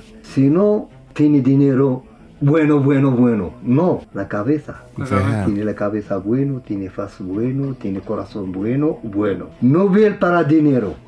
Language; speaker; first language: Spanish; non-native, learner; Arabic